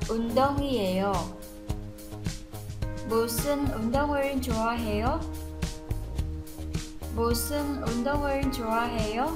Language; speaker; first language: Korean; non-native, fluent; Vietnamese